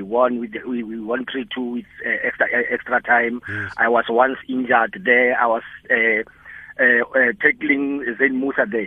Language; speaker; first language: English; non-native, local second language; Tswana